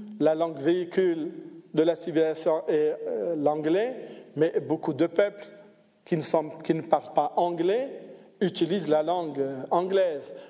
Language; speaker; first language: French; non-native, local second language; Arabic